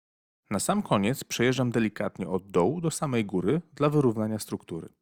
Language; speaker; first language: Polish; native; Polish